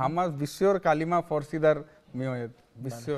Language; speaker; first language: Persian; non-native, learner; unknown